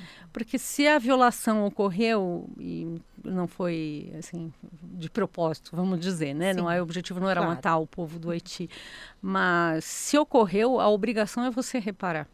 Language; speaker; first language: Portuguese; native; Portuguese